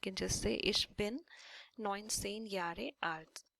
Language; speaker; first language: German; non-native, fluent; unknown